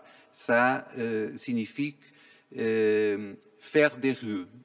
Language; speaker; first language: French; non-native, fluent; Portuguese